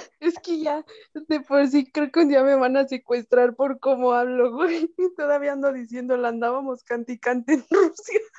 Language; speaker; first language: Spanish; native; Spanish